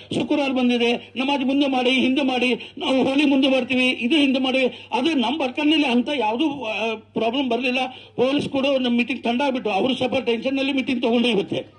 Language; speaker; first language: Kannada; non-native, local second language; Urdu